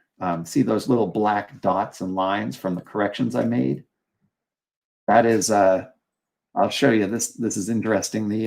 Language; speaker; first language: English; native; English